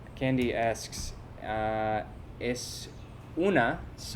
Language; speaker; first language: Spanish; non-native, fluent; English